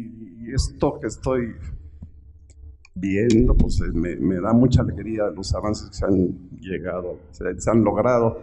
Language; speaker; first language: Spanish; native; Spanish